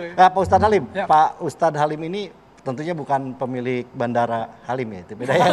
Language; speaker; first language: Indonesian; native; Indonesian